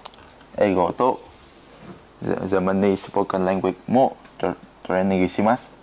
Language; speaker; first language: Japanese; non-native, learner; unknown